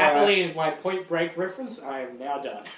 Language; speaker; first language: English; native; English